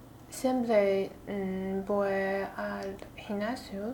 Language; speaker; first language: Spanish; non-native, learner; Chinese